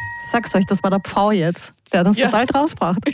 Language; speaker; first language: German; native; German